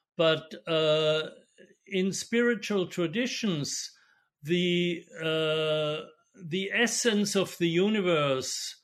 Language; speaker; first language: English; non-native, fluent; German